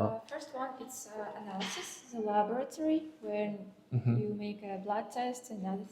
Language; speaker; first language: English; non-native, learner; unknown